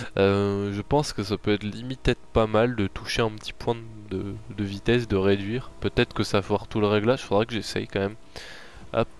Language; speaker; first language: French; native; French